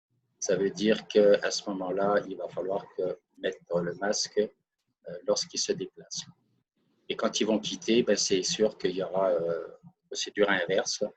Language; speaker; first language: French; native; French